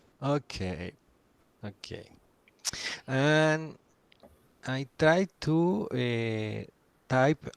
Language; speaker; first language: English; non-native, learner; Spanish